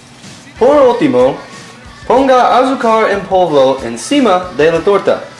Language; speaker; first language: Spanish; non-native, learner; English